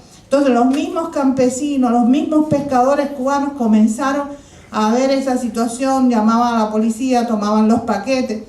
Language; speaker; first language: Spanish; native; Spanish